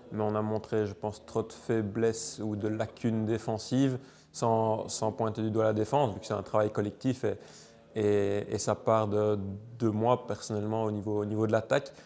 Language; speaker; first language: French; native; French